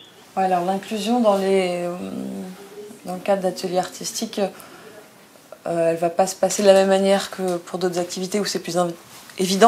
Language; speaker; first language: French; native; French